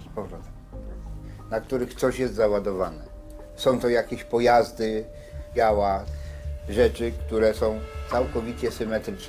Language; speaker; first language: Polish; native; Polish